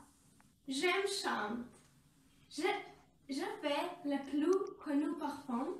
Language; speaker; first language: French; non-native, learner; Croatian